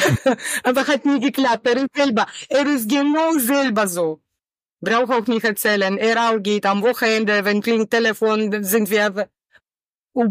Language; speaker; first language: German; non-native, learner; Ukrainian